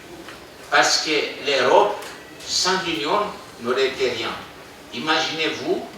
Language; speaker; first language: French; non-native, fluent; Greek